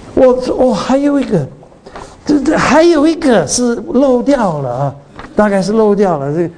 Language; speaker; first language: Chinese; early bilingual, heritage; Chinese